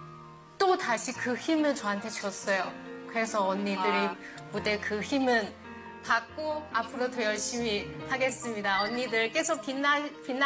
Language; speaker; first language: Korean; non-native, fluent; Chinese